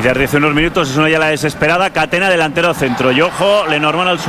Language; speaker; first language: Spanish; native; Spanish